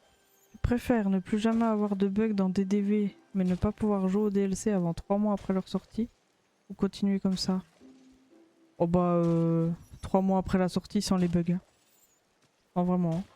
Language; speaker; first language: French; native; French